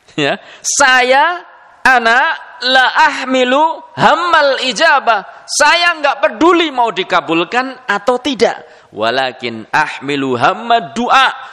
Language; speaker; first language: Indonesian; native; Indonesian